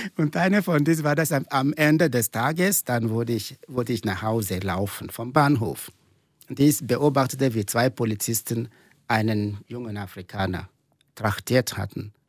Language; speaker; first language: German; non-native, fluent; Igbo